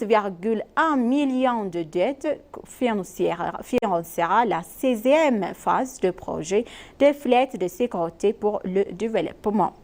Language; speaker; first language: French; non-native, fluent; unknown